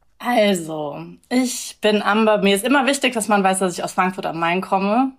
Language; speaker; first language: German; early bilingual, other home language; English